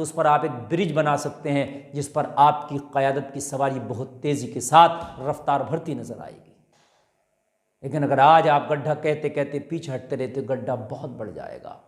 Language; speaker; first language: Urdu; native; Urdu